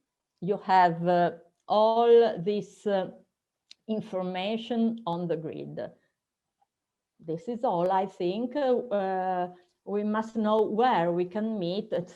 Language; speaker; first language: English; non-native, fluent; Italian